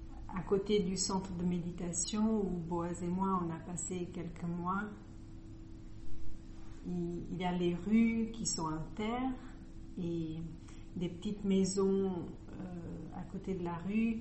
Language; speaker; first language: French; non-native, fluent; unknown